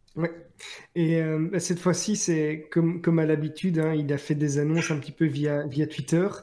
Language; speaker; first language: French; native; French